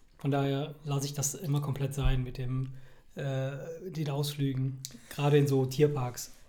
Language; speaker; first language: German; early bilingual, other home language; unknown